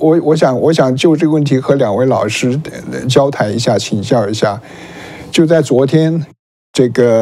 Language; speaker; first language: Chinese; native; Chinese